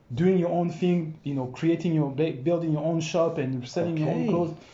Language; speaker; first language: English; non-native, fluent; French